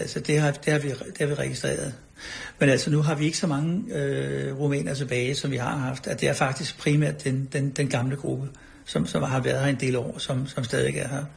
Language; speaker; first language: Danish; native; Danish